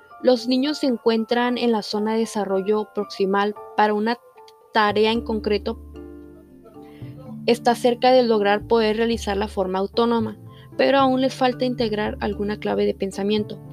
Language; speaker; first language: Spanish; native; Spanish